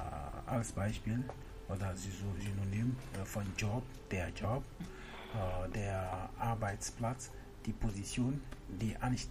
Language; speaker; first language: German; non-native, learner; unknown